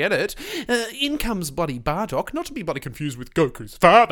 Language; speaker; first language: English; native; English